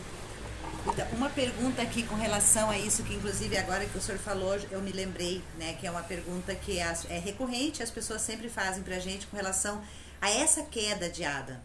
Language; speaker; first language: Portuguese; native; Portuguese